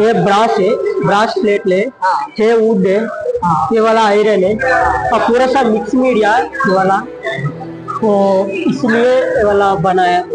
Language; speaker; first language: Hindi; non-native, local second language; Telugu